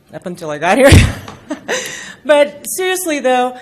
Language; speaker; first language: English; non-native, local second language; Filipino